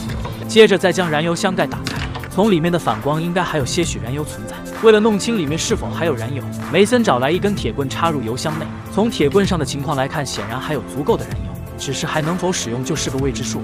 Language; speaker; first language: Chinese; native; Chinese